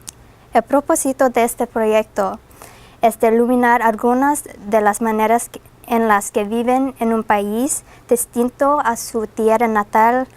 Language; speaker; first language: Spanish; non-native, fluent; English